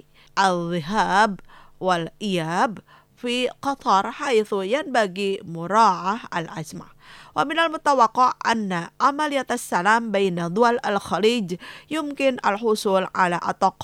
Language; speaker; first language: Arabic; non-native, fluent; Indonesian